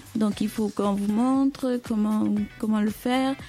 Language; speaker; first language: French; early bilingual, other home language; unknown